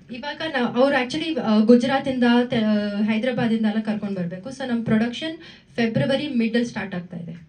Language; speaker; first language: Kannada; non-native, local second language; Tamil